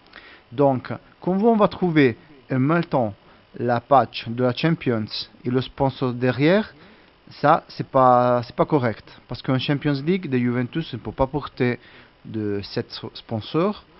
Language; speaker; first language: French; non-native, learner; Italian